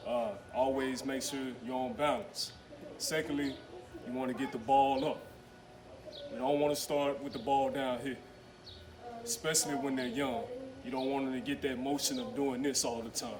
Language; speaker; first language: English; native; English